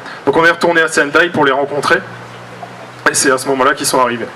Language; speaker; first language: French; native; French